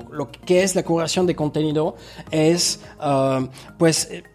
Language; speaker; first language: Spanish; non-native, fluent; French